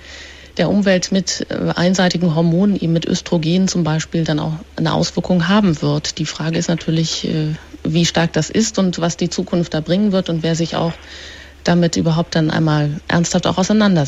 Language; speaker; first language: German; native; German